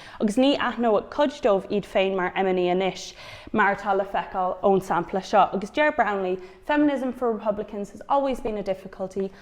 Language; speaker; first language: Irish; non-native, local second language; English